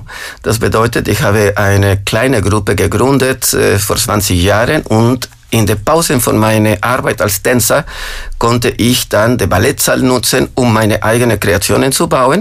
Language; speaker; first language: German; non-native, fluent; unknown